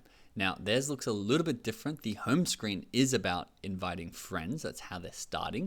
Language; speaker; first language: English; native; English